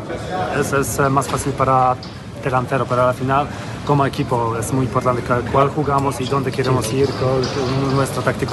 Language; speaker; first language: Spanish; non-native, fluent; Polish